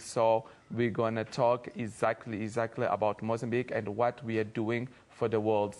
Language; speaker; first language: English; non-native, fluent; Portuguese